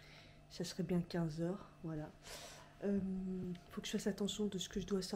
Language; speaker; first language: French; native; French